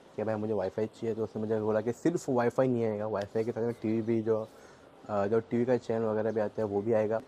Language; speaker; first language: Hindi; non-native, local second language; Gujarati